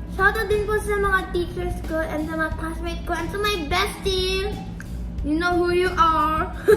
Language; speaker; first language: Filipino; non-native, local second language; Cebuano